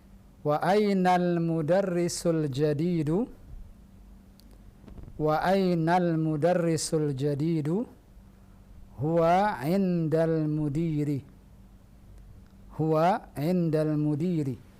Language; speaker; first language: Arabic; non-native, fluent; Indonesian